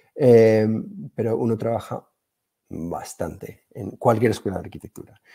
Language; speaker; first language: Spanish; non-native, fluent; English